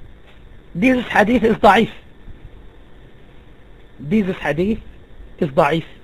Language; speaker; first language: German; non-native, fluent; Arabic